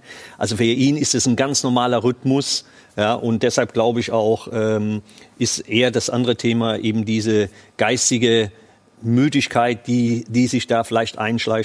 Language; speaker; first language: German; native; German